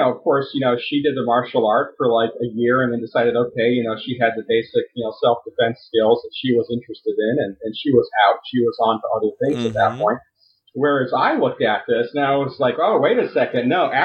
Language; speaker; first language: English; native; English